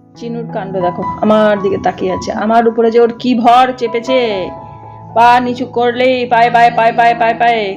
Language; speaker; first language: Bangla; native; Bangla